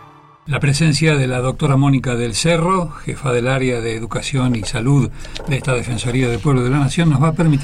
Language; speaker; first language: Spanish; native; Spanish